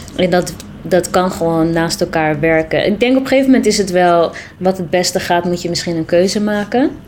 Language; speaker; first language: Dutch; early bilingual, other home language; Tigrinya